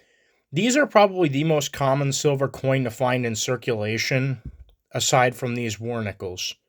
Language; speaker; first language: English; native; English